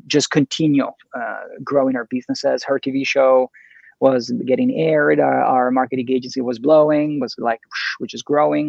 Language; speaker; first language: English; non-native, fluent; Italian